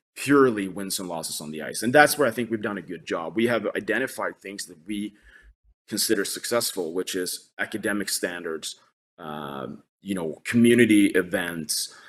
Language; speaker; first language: English; non-native, fluent; Swedish